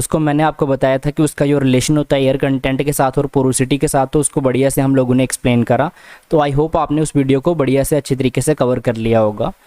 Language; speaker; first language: Hindi; non-native, local second language; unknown